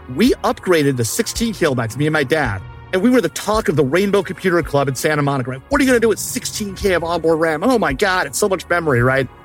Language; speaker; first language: English; early bilingual, other home language; Hindi